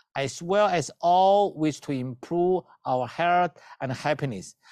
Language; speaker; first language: English; non-native, learner; Chinese